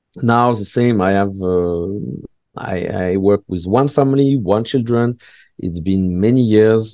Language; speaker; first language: English; non-native, fluent; French